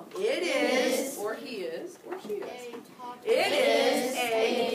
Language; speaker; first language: English; native; English